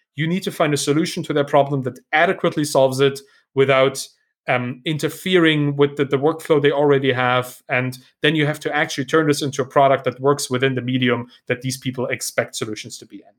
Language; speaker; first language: English; non-native, fluent; German